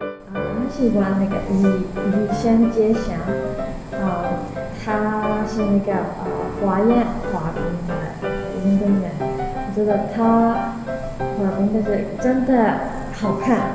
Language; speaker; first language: Chinese; non-native, learner; Burmese